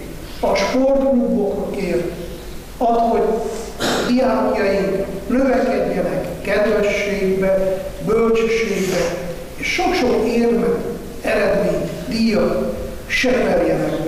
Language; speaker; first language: Hungarian; non-native, fluent; Italian